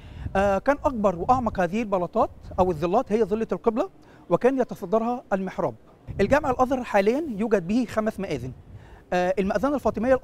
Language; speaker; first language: Arabic; native; Arabic